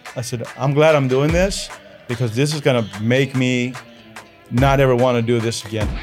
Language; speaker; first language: English; early bilingual, other home language; Spanish